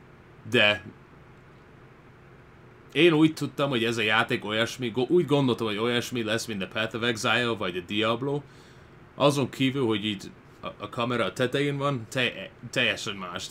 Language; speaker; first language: Hungarian; early bilingual, heritage; Hungarian